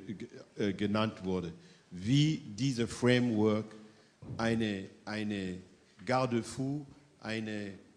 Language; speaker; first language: German; non-native, fluent; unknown